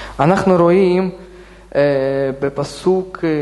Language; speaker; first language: Hebrew; non-native, fluent; Russian